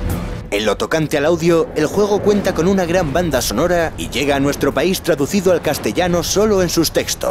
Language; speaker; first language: Spanish; native; Spanish